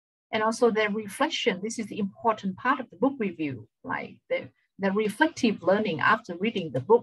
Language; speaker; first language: English; non-native, fluent; Vietnamese